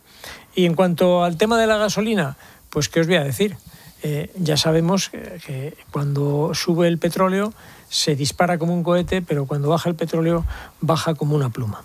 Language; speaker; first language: Spanish; native; Spanish